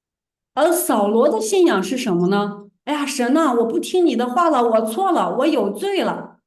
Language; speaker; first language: Chinese; native; Chinese